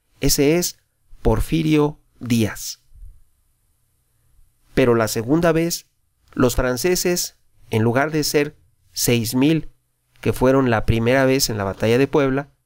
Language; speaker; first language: Spanish; native; Spanish